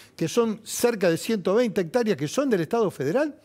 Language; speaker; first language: Spanish; native; Spanish